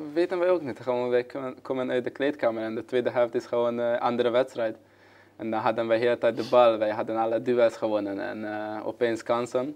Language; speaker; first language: Dutch; non-native, learner; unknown